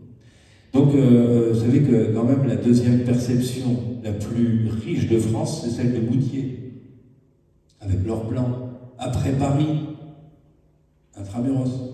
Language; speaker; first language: French; native; French